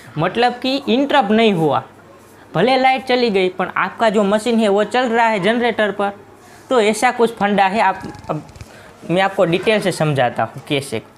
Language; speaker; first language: Hindi; non-native, local second language; Gujarati